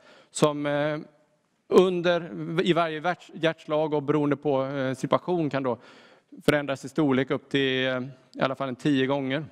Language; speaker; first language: Swedish; native; Swedish